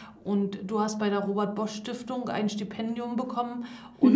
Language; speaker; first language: German; native; German